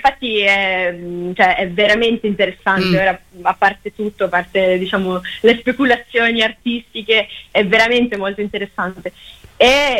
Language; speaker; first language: Italian; native; Italian